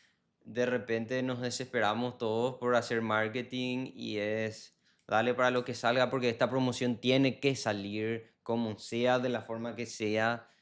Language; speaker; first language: Spanish; native; Spanish